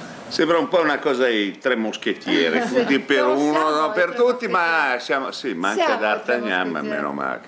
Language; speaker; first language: Italian; native; Italian